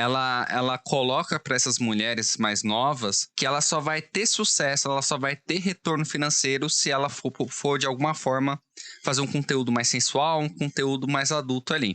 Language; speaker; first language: Portuguese; native; Portuguese